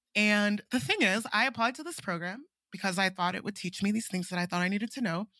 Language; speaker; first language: English; non-native, local second language; Igbo